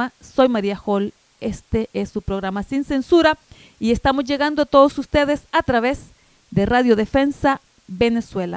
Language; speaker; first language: Spanish; native; Spanish